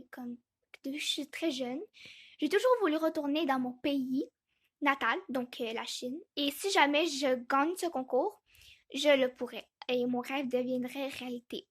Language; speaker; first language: French; early bilingual, other home language; Chinese